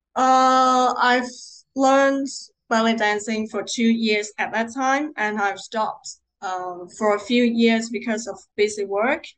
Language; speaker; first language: English; non-native, local second language; Cantonese